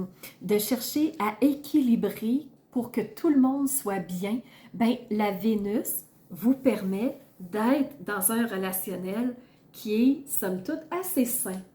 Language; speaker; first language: French; native; French